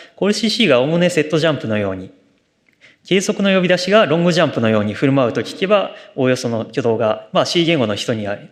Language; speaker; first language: Japanese; native; Japanese